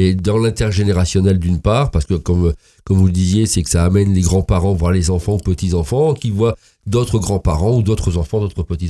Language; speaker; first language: French; native; French